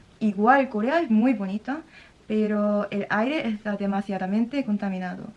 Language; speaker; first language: Spanish; non-native, fluent; Korean